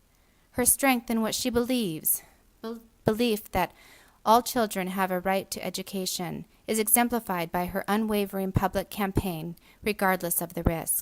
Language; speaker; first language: English; native; English